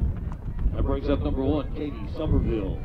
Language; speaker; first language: English; native; English